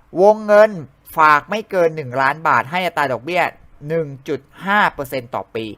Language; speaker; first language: Thai; native; Thai